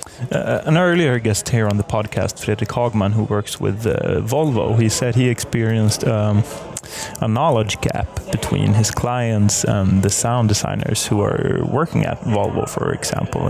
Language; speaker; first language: English; non-native, fluent; Swedish